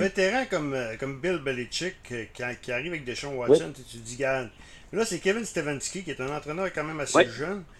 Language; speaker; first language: French; native; French